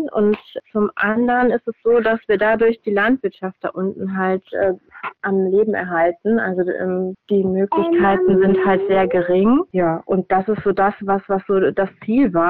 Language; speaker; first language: German; native; German